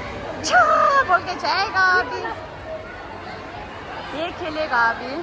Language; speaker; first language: Hindi; non-native, fluent; Tibetan